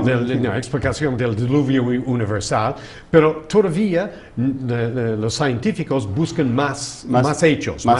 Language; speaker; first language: Spanish; non-native, fluent; English